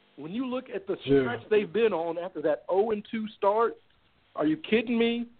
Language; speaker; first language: English; native; English